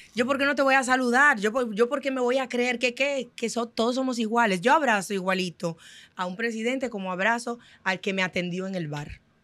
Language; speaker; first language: Spanish; non-native, fluent; Haitian Creole